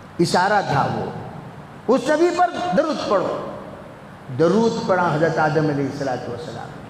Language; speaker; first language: Urdu; native; Urdu